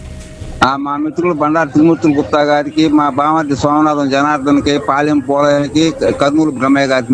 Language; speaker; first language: Telugu; native; Telugu